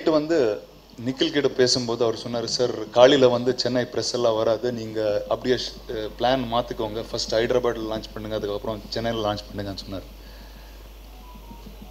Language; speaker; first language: Tamil; non-native, local second language; Telugu